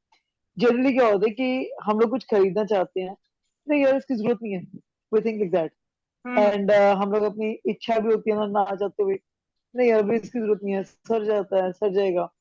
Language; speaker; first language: Hindi; native; Hindi